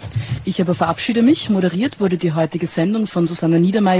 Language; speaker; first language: German; native; German